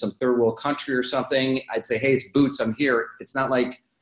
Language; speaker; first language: English; native; English